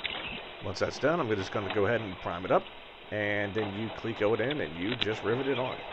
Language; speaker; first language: English; native; English